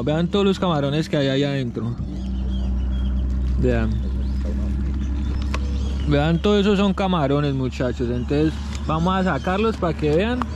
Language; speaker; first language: Spanish; native; Spanish